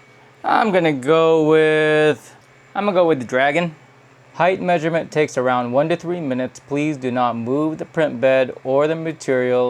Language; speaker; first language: English; native; English